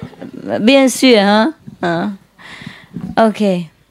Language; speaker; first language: French; non-native, learner; Vietnamese